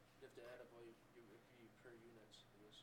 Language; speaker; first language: English; native; English